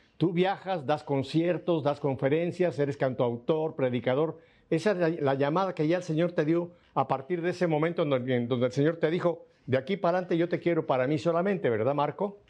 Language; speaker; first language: Spanish; native; Spanish